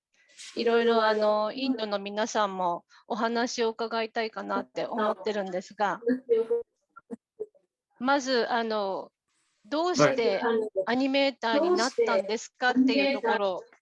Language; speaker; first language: Japanese; native; Japanese